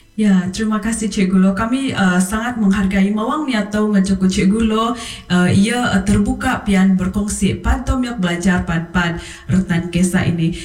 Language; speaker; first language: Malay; non-native, local second language; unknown